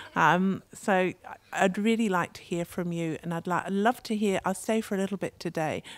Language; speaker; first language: English; native; English